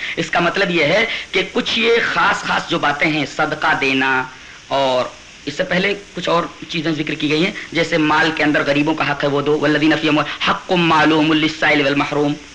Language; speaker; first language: Urdu; native; Urdu